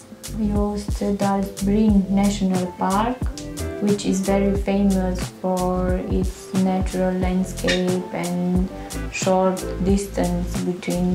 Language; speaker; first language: English; non-native, learner; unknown